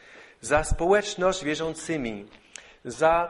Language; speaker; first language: Polish; non-native, fluent; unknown